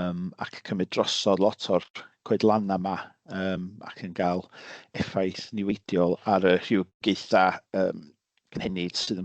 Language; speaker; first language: Welsh; native; Welsh